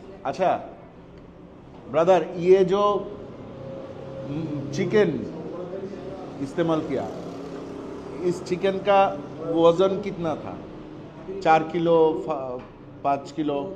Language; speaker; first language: Hindi; non-native, fluent; Bangla